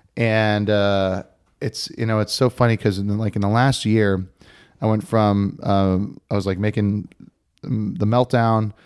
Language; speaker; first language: English; native; English